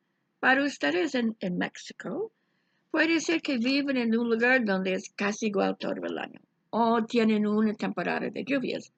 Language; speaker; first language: Spanish; non-native, fluent; English